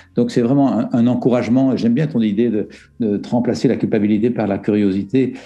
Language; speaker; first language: French; native; French